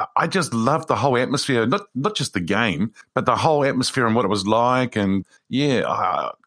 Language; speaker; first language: English; native; English